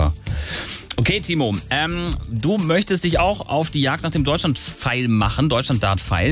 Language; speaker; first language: German; native; German